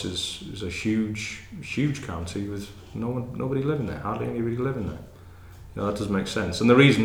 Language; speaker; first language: English; native; English